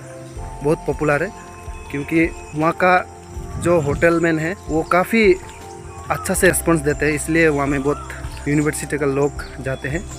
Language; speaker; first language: Hindi; non-native, local second language; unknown